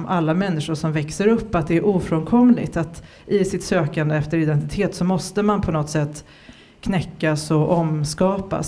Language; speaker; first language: Swedish; native; Swedish